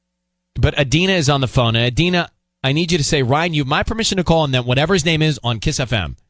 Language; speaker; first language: English; native; English